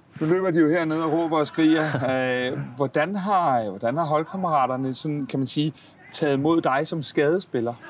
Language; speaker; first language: Danish; native; Danish